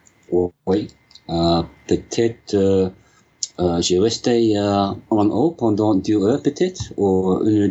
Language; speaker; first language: French; non-native, learner; English